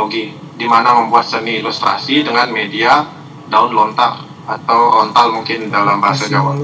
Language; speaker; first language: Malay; non-native, local second language; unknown